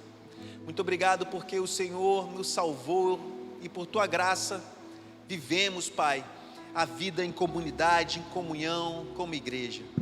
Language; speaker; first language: Portuguese; native; Portuguese